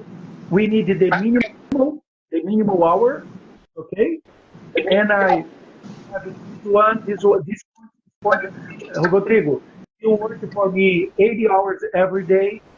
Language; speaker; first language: English; non-native, learner; Portuguese